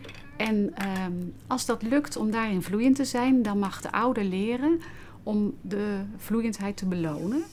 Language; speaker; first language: Dutch; native; Dutch